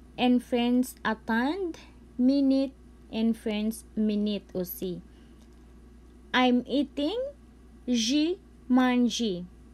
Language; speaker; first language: English; non-native, local second language; Cebuano